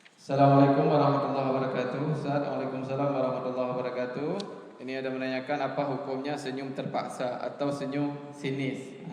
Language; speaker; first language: Malay; non-native, local second language; Achinese